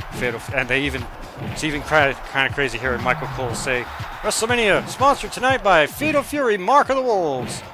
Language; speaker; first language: English; native; English